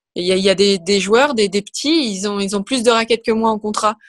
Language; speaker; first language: French; native; French